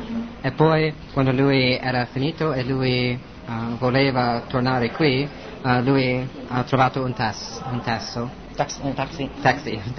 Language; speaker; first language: Italian; non-native, learner; English